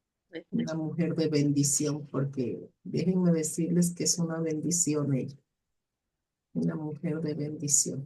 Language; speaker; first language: Spanish; native; Spanish